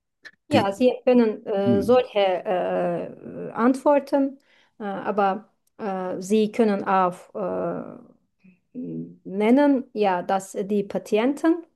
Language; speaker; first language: German; non-native, fluent; Turkish